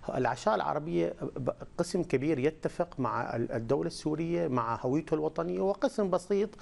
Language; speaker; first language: Arabic; native; Arabic